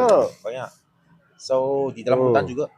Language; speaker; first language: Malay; non-native, local second language; Chinese